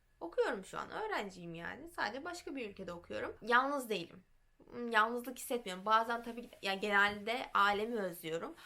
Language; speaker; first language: Turkish; early bilingual, heritage; Turkish